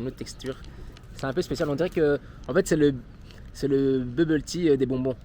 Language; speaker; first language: French; native; French